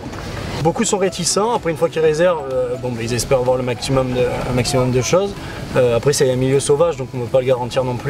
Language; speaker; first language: French; native; French